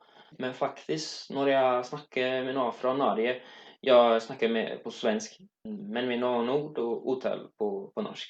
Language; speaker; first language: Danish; non-native, learner; Swedish